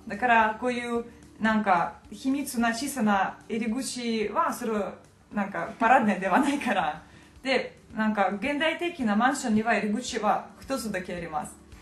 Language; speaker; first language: Japanese; non-native, fluent; Russian